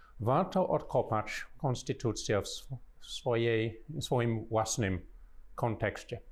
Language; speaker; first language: Polish; non-native, fluent; English